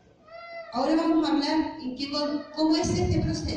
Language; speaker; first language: Spanish; native; Spanish